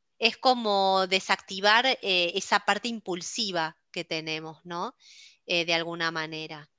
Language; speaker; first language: Spanish; native; Spanish